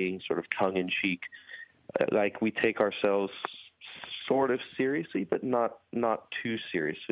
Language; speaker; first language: English; native; English